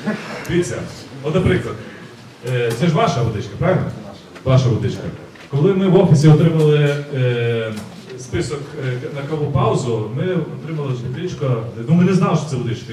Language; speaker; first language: Ukrainian; native; Ukrainian